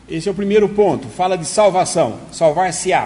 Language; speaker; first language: Portuguese; native; Portuguese